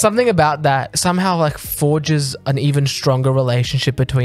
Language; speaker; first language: English; native; English